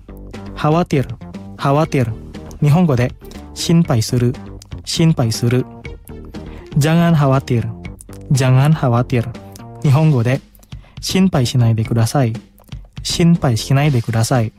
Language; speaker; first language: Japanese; non-native, fluent; Indonesian